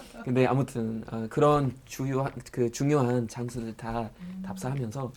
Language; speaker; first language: Korean; non-native, fluent; German